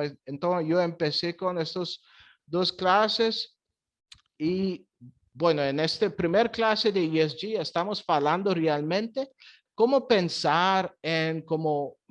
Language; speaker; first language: Spanish; non-native, fluent; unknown